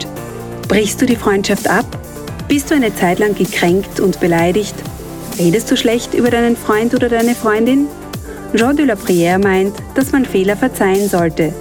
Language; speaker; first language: German; native; German